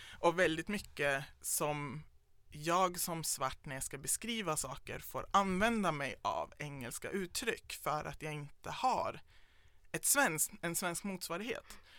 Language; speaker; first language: Swedish; native; Swedish